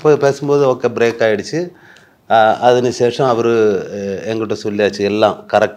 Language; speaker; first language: Tamil; non-native, learner; Malayalam